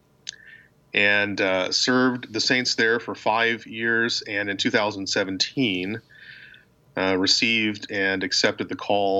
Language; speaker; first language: English; native; English